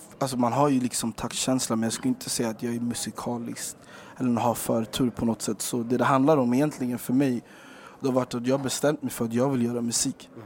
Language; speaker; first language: Swedish; early bilingual, other home language; Spanish